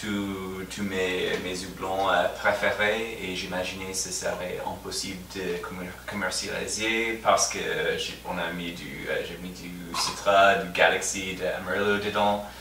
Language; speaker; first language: French; non-native, fluent; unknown